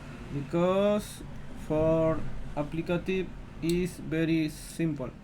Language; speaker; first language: English; non-native, learner; Spanish